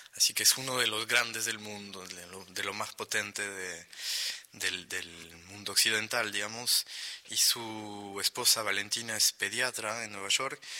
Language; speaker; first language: Spanish; non-native, fluent; French